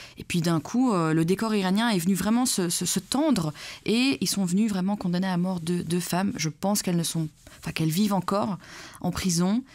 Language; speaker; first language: French; early bilingual, other home language; Persian